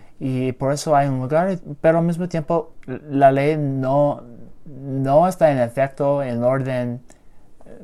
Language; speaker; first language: Spanish; non-native, learner; English